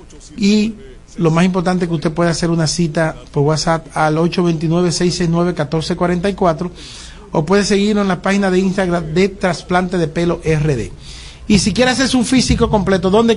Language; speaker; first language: Spanish; native; Spanish